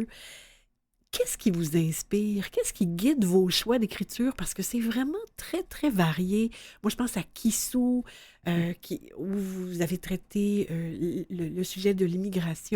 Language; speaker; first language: French; native; French